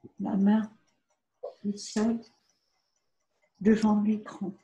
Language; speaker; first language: French; non-native, fluent; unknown